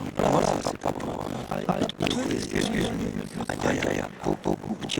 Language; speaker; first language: French; native; French